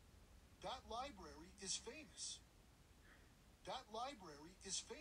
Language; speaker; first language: English; non-native, learner; Japanese